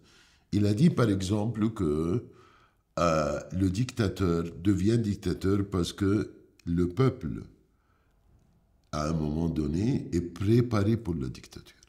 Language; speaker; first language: French; non-native, fluent; Arabic